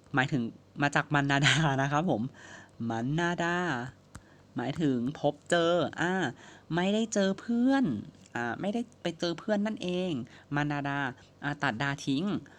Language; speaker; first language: Thai; native; Thai